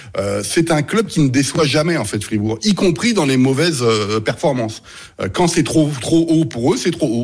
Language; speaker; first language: French; native; French